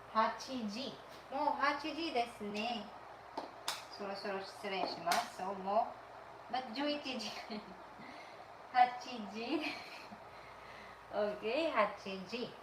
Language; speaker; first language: Japanese; non-native, fluent; Filipino